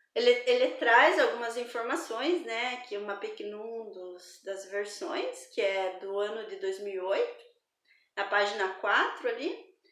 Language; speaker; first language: Portuguese; native; Portuguese